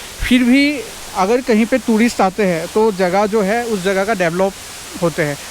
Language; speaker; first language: Hindi; non-native, local second language; Assamese